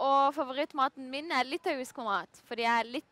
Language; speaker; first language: Norwegian; non-native, learner; Lithuanian